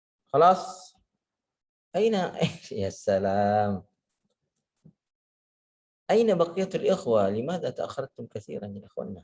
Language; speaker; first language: Arabic; non-native, fluent; Indonesian